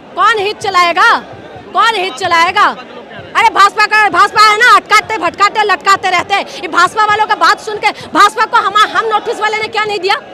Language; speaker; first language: Hindi; non-native, local second language; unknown